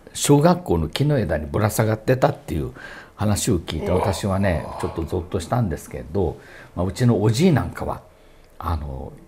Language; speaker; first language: Japanese; native; Japanese